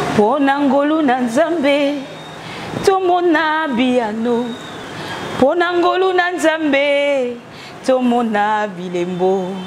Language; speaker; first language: French; non-native, local second language; Lingala